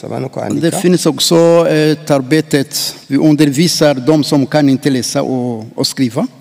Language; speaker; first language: Swedish; non-native, fluent; Rundi